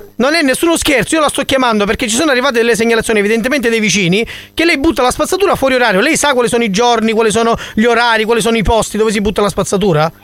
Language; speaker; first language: Italian; native; Italian